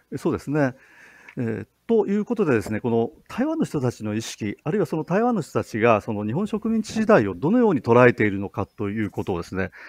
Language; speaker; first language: Japanese; native; Japanese